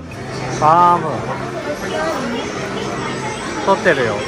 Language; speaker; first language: Japanese; native; Japanese